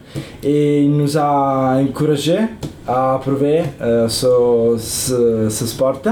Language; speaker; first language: French; non-native, learner; Italian